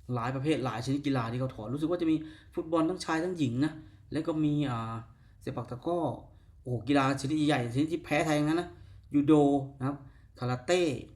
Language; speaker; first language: Thai; native; Thai